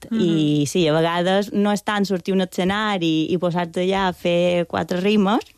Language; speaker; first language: Catalan; non-native, local second language; Spanish